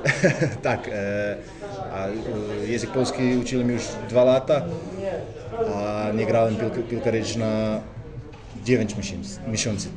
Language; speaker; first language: Polish; non-native, learner; Croatian